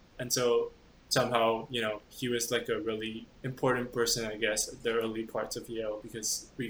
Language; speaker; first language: English; native; English